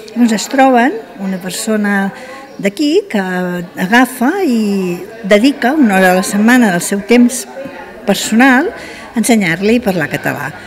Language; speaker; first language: Catalan; native; Catalan